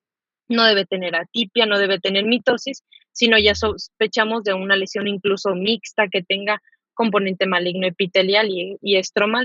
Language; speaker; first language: Spanish; native; Spanish